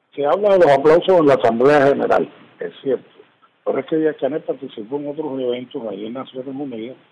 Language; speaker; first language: Spanish; native; Spanish